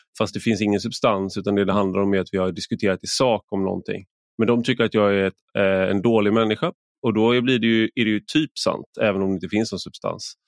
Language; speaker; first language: Swedish; native; Swedish